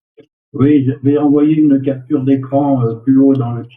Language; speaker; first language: French; native; French